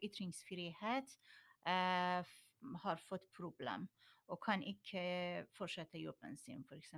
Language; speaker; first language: Norwegian; non-native, learner; Persian